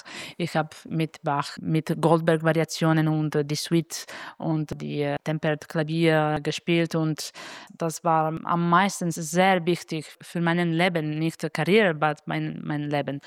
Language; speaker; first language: German; non-native, learner; Italian